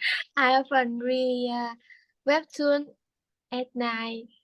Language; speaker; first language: English; non-native, learner; Vietnamese